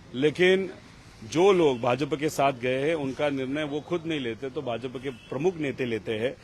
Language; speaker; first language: Hindi; non-native, local second language; Marathi